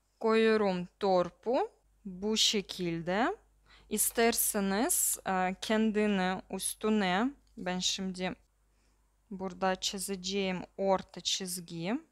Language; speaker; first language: Turkish; non-native, learner; Russian